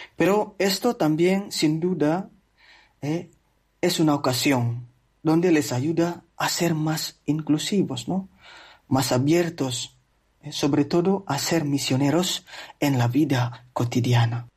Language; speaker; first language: Spanish; non-native, fluent; Indonesian